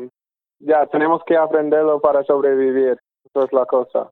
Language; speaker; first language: Spanish; non-native, fluent; English